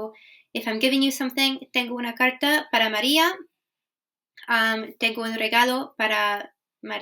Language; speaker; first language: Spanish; non-native, fluent; English